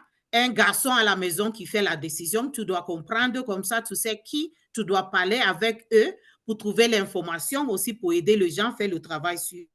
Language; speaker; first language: French; non-native, learner; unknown